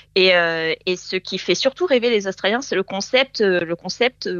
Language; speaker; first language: French; native; French